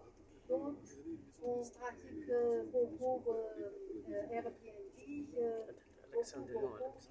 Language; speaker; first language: French; non-native, fluent; Romanian